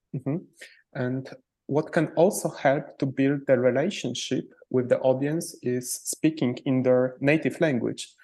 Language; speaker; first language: English; non-native, fluent; Polish